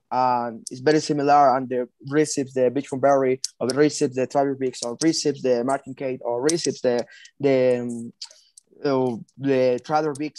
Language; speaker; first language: English; non-native, learner; Spanish